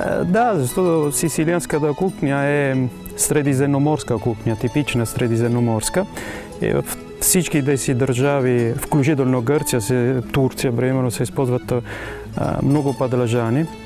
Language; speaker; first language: Bulgarian; non-native, fluent; Italian